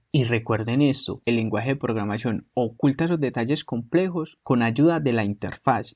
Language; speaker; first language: Spanish; native; Spanish